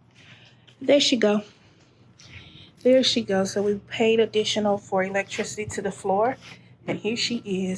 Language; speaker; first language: English; native; English